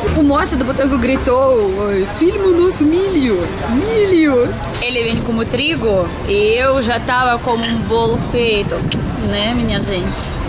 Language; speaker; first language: Portuguese; non-native, learner; Russian